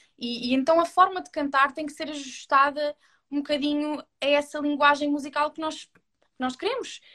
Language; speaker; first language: Portuguese; native; Portuguese